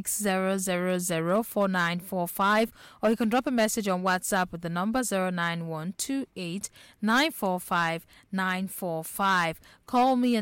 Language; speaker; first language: English; non-native, local second language; Igbo